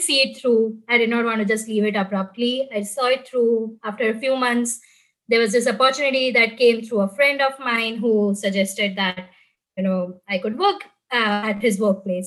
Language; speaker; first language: English; non-native, local second language; Gujarati